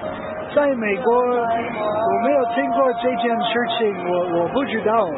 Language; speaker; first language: Chinese; non-native, learner; English